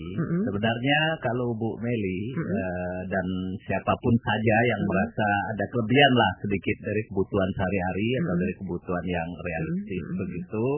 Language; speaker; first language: Indonesian; non-native, local second language; Javanese